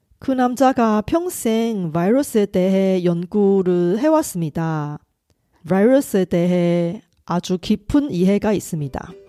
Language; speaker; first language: Korean; non-native, fluent; Chinese